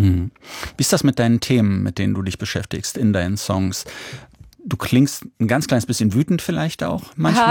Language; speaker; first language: German; native; German